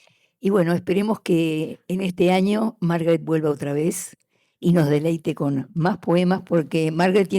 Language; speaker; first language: Spanish; native; Spanish